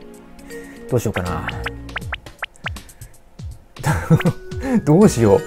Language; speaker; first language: Japanese; native; Japanese